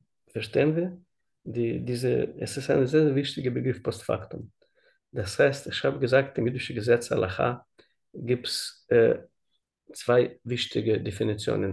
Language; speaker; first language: German; non-native, learner; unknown